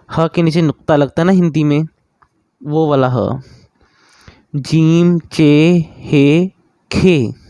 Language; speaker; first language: Hindi; native; Hindi